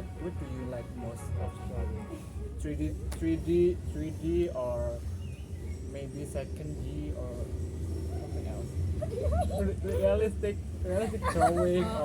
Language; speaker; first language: English; non-native, learner; Indonesian